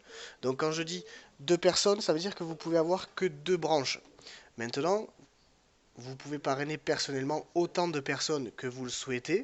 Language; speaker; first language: French; native; French